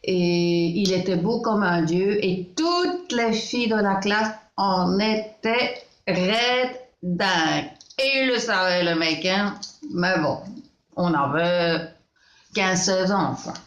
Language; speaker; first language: French; native; French